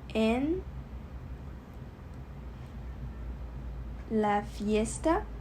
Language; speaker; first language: Spanish; non-native, learner; Chinese